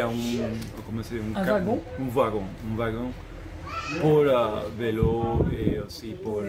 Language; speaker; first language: French; non-native, learner; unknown